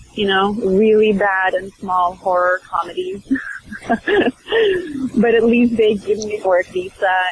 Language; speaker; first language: English; early bilingual, other home language; Swedish